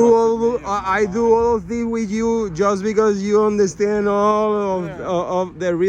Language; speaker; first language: English; non-native, learner; Spanish